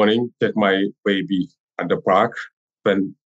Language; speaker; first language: English; non-native, learner; French